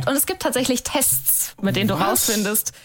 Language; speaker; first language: German; native; German